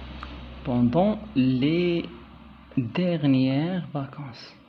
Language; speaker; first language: French; non-native, local second language; Arabic